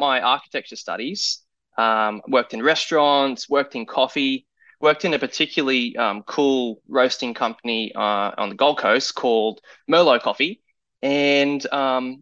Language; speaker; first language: English; native; English